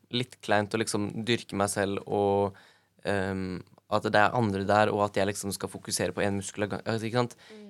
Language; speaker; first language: Norwegian; native; Norwegian